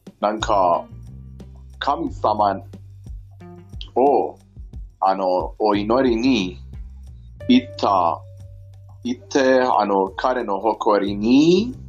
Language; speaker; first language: Japanese; non-native, fluent; Persian